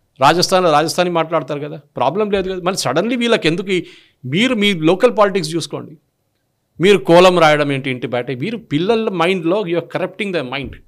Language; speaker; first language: Telugu; non-native, local second language; Malayalam